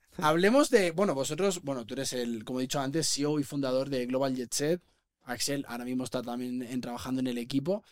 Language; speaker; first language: Spanish; native; Spanish